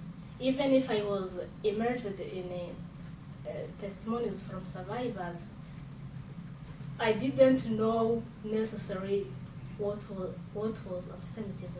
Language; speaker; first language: English; non-native, local second language; Kinyarwanda